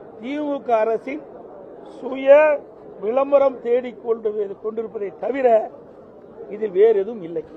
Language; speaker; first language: Tamil; native; Tamil